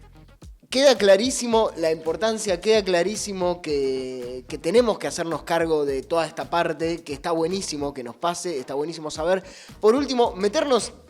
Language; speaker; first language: Spanish; native; Spanish